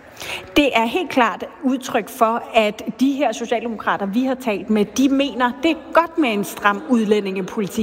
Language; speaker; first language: Danish; native; Danish